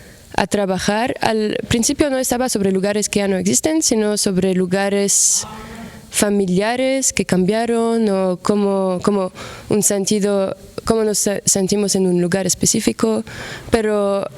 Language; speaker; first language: Spanish; non-native, fluent; Arabic